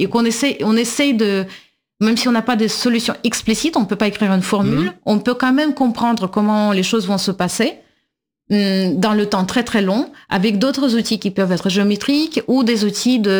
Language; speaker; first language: French; non-native, fluent; Russian